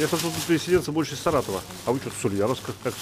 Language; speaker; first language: Russian; native; Russian